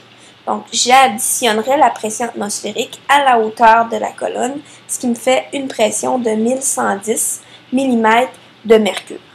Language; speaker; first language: French; native; French